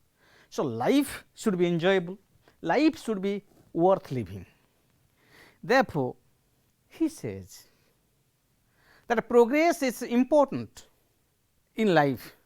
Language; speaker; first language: English; non-native, local second language; Odia